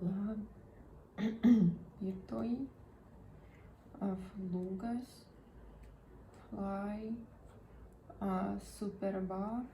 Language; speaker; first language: English; non-native, learner; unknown